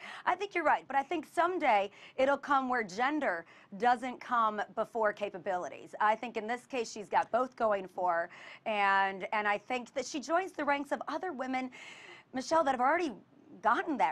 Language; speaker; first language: English; native; English